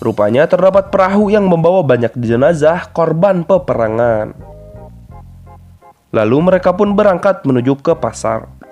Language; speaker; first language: Indonesian; native; Indonesian